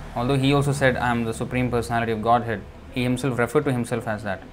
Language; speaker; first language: English; non-native, local second language; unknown